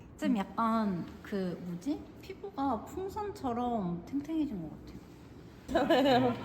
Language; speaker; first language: Korean; non-native, fluent; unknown